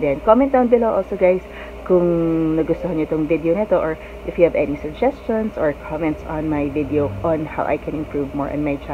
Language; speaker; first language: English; non-native, local second language; Filipino